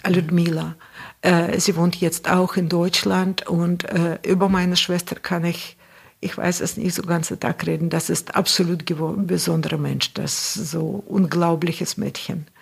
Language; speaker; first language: German; non-native, fluent; Russian